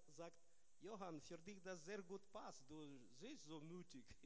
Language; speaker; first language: German; non-native, learner; Russian